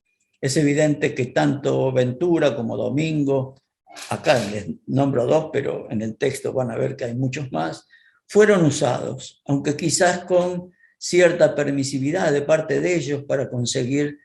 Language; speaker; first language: Spanish; native; Spanish